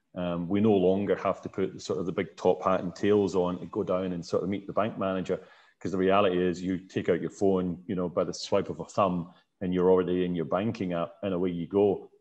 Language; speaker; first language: English; native; English